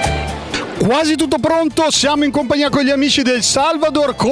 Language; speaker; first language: Italian; native; Italian